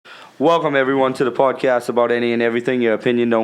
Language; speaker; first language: English; native; English